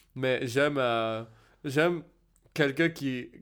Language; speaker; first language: French; native; French